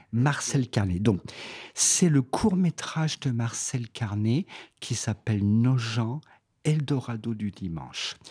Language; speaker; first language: French; native; French